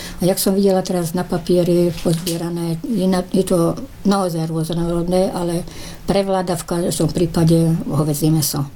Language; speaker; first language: Slovak; early bilingual, heritage; Slovak